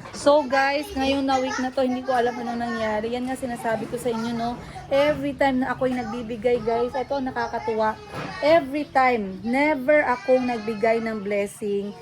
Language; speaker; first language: Filipino; non-native, local second language; Cebuano